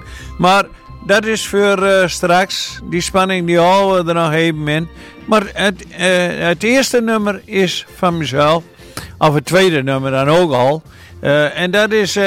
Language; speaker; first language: Dutch; native; Dutch